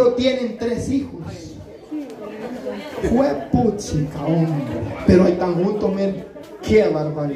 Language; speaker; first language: Spanish; native; Spanish